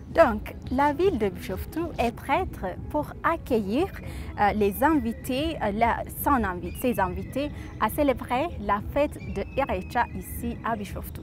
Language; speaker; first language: French; non-native, fluent; Amharic